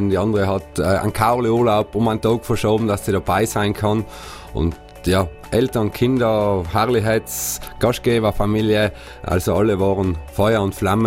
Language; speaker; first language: German; native; German